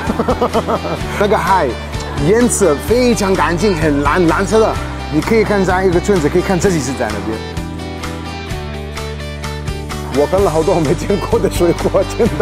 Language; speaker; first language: Chinese; non-native, learner; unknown